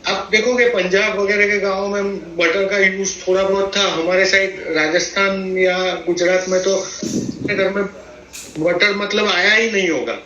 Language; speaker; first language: Hindi; non-native, local second language; Gujarati